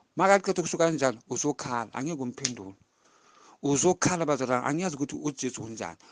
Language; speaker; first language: Zulu; non-native, local second language; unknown